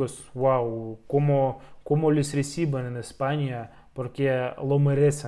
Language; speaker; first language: Spanish; non-native, fluent; Russian